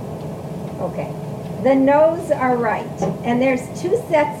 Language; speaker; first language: English; native; English